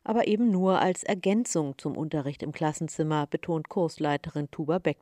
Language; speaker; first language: German; native; German